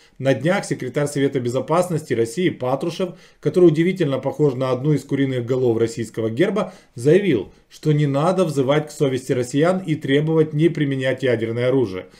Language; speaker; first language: Russian; native; Russian